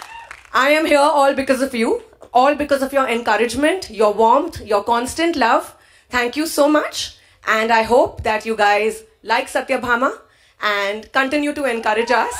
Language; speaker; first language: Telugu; non-native, fluent; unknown